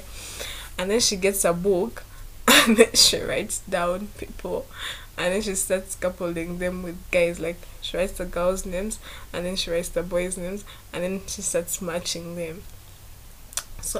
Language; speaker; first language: English; non-native, local second language; Ganda